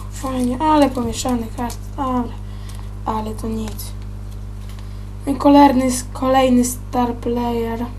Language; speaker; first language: Polish; native; Polish